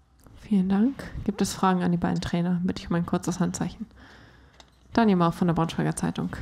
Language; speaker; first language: German; native; German